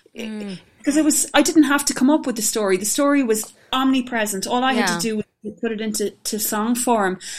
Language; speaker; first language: English; native; English